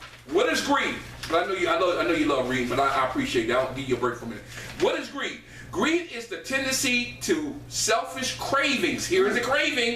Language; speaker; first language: English; native; English